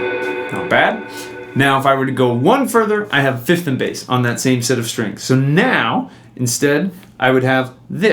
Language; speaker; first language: English; native; English